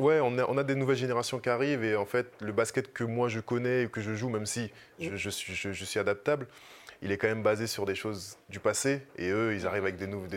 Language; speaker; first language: French; native; French